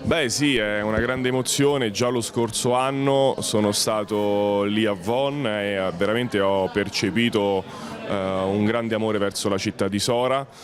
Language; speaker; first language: Italian; native; Italian